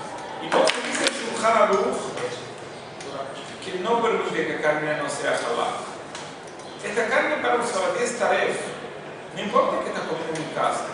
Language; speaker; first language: Spanish; non-native, fluent; Portuguese